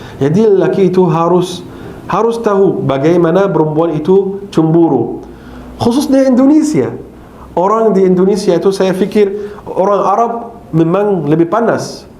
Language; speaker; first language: Malay; non-native, fluent; Arabic